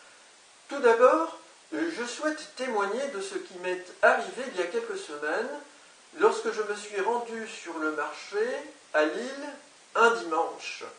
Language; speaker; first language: French; native; French